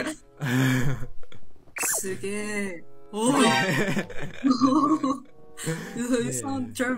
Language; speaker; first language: English; non-native, fluent; German